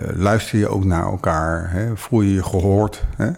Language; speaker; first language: Dutch; native; Dutch